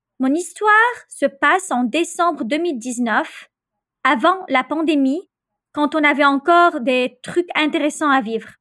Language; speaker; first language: French; non-native, local second language; Arabic